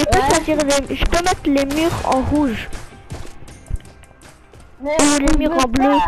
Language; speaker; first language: French; native; French